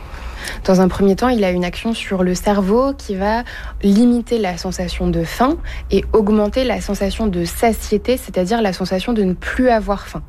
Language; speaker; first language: French; native; French